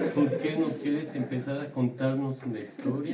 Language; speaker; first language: Spanish; non-native, fluent; French